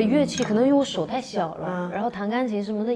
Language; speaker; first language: Chinese; native; Chinese